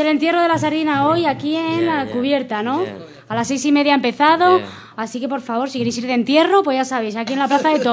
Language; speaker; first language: Spanish; native; Spanish